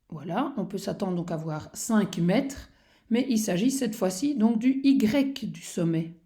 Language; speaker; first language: French; native; French